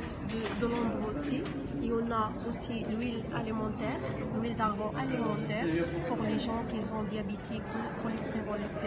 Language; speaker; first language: French; non-native, local second language; Arabic